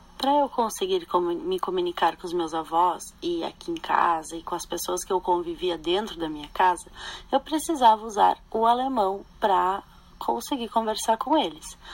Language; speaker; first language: Portuguese; non-native, local second language; German